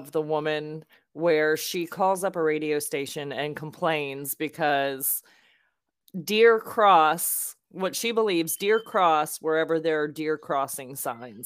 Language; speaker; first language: English; native; English